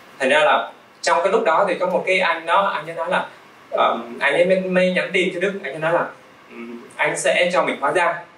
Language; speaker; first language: Vietnamese; early bilingual, other home language; Russian